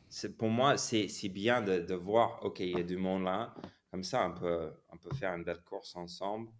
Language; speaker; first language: French; non-native, fluent; English